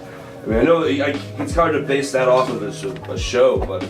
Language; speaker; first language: English; native; English